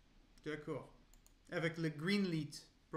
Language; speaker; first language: French; non-native, learner; English